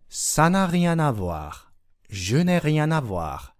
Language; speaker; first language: French; non-native, fluent; Japanese